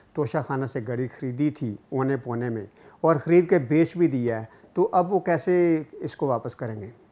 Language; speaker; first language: Urdu; non-native, local second language; Punjabi